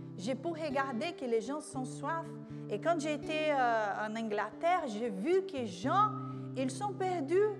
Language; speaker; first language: French; non-native, learner; Portuguese